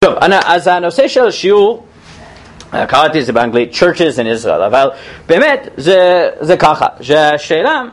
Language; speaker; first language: Hebrew; non-native, fluent; English